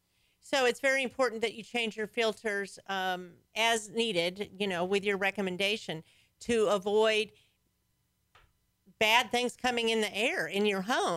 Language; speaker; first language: English; native; English